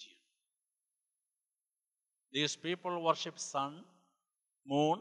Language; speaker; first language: English; non-native, local second language; Malayalam